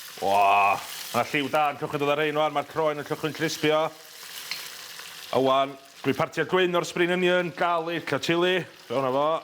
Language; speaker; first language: Welsh; native; Welsh